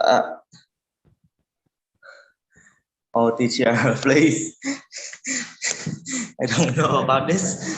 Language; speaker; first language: English; non-native, learner; Vietnamese